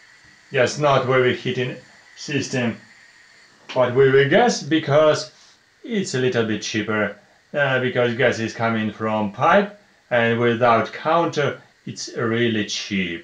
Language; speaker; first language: English; non-native, fluent; Russian